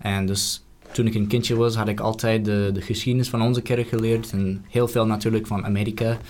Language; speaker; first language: Dutch; non-native, fluent; English